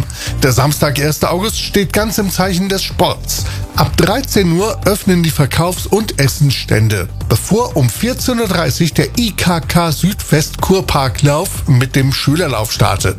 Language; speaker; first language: German; native; German